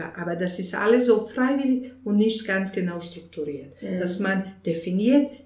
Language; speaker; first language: German; non-native, fluent; Bosnian